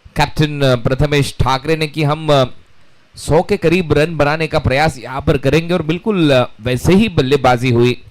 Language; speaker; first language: Hindi; non-native, local second language; Marathi